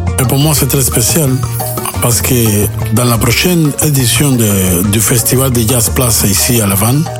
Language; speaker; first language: French; non-native, learner; Spanish